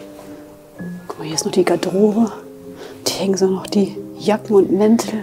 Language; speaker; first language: German; native; German